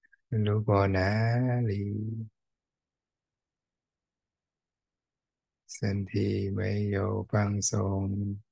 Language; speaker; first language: Chinese; non-native, fluent; Thai